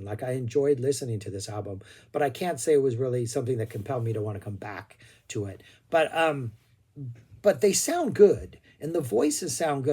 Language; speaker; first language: English; native; English